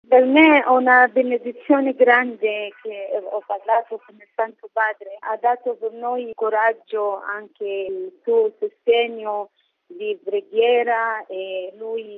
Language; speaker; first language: Italian; non-native, learner; Arabic